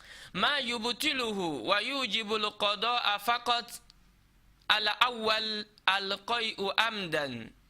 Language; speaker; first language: Arabic; non-native, fluent; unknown